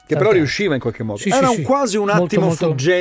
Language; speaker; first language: Italian; native; Italian